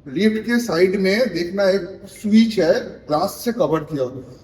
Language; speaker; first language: Hindi; non-native, local second language; Bangla